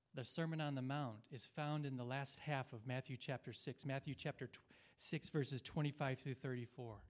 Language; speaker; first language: English; native; English